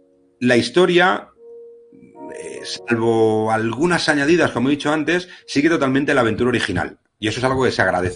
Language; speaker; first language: Spanish; native; Spanish